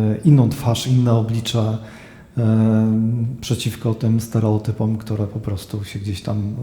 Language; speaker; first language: Polish; native; Polish